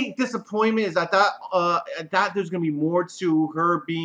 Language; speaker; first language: English; native; English